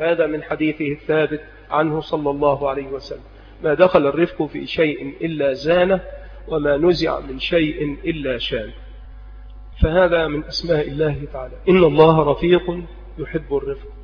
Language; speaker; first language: Arabic; native; Arabic